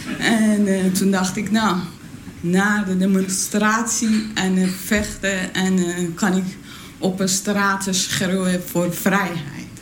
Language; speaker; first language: Dutch; non-native, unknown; Persian